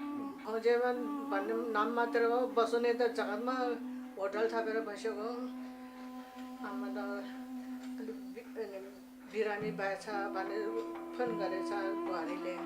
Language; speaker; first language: Nepali; non-native, local second language; Tibetan